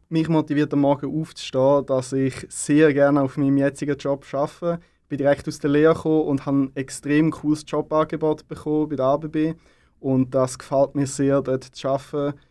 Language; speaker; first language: German; native; German